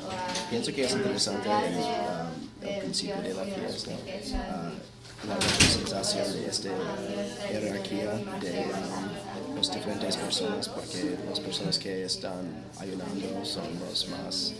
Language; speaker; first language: Spanish; non-native, fluent; English